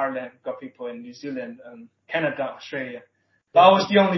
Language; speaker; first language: English; non-native, local second language; Cantonese